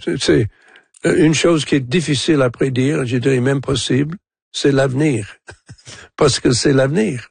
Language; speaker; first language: French; non-native, local second language; English